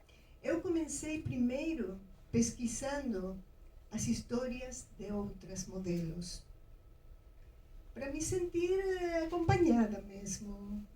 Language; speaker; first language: Portuguese; non-native, fluent; Spanish